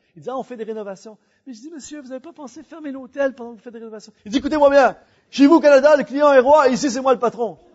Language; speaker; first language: French; native; French